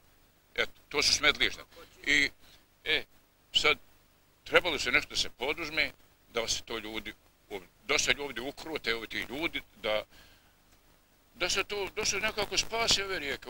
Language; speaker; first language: Bosnian; native; Bosnian